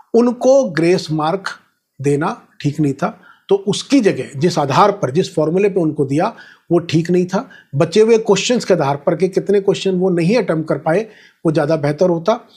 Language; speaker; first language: Hindi; native; Hindi